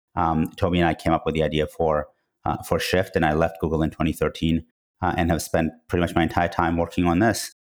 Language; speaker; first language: English; non-native, fluent; Georgian